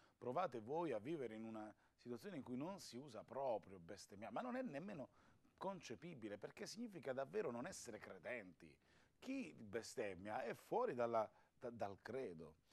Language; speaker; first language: Italian; native; Italian